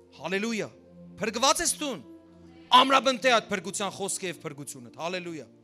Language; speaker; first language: Armenian; early bilingual, heritage; Armenian